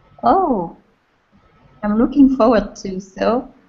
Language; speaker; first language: English; non-native, fluent; French